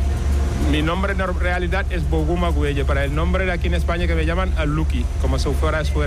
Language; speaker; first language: Spanish; non-native, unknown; Wolof